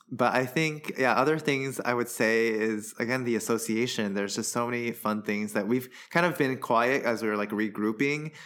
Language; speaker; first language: English; early bilingual, other home language; Chinese